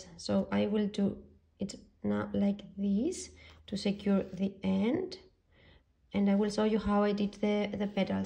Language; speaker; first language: English; non-native, fluent; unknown